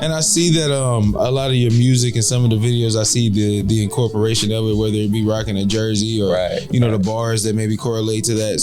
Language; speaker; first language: English; native; English